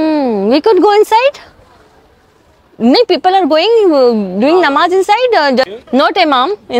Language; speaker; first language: English; non-native, learner; Hindi